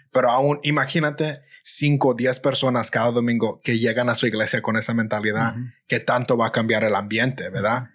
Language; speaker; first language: Spanish; early bilingual, heritage; Spanish